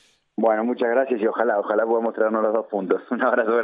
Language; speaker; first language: Spanish; native; Spanish